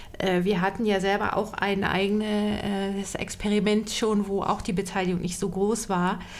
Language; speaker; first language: German; native; German